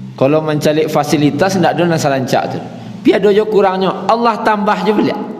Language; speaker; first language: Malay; non-native, local second language; Minangkabau